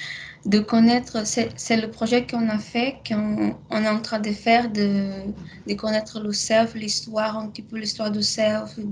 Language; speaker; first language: French; non-native, learner; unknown